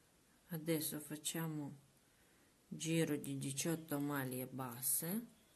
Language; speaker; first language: Italian; non-native, learner; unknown